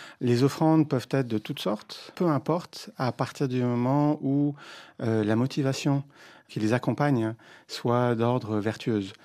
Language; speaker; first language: French; native; French